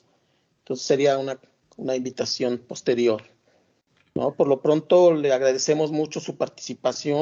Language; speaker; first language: Spanish; native; Spanish